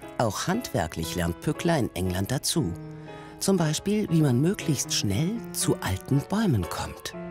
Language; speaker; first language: German; native; German